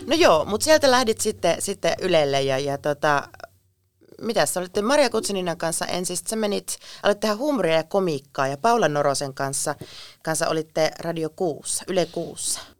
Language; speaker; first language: Finnish; native; Finnish